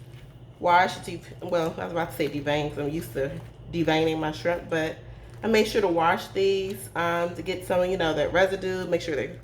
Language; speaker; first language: English; native; English